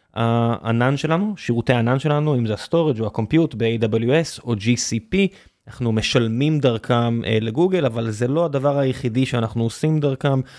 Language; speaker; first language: Hebrew; native; Hebrew